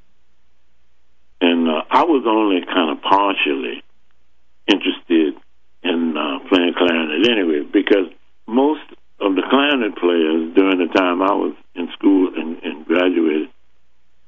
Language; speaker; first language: English; native; English